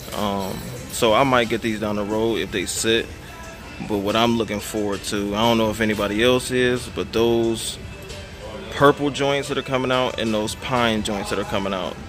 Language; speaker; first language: English; native; English